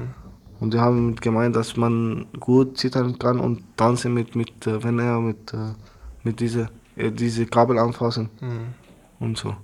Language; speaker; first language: German; non-native, learner; Arabic